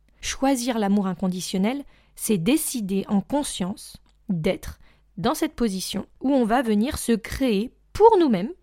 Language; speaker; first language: French; native; French